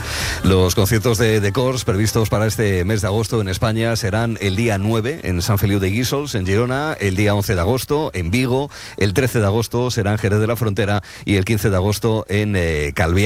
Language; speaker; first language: Spanish; native; Spanish